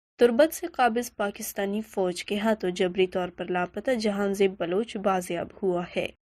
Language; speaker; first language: Urdu; non-native, local second language; Baluchi